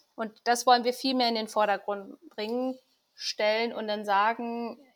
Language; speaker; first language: German; early bilingual, other home language; Persian